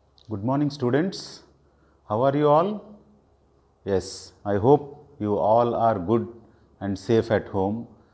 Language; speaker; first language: English; non-native, local second language; Telugu